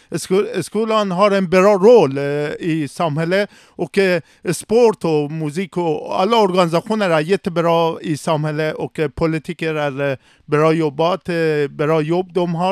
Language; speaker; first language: Swedish; non-native, learner; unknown